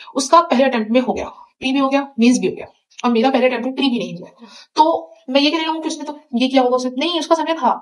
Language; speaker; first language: Hindi; native; Hindi